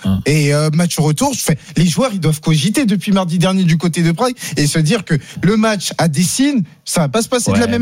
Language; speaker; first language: French; native; French